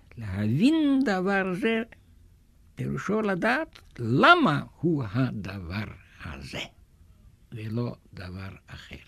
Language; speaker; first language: Hebrew; non-native, fluent; German